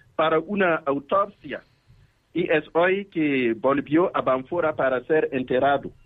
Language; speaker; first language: Spanish; non-native, fluent; Mossi